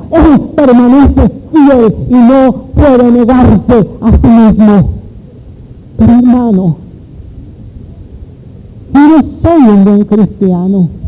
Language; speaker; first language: Spanish; native; Spanish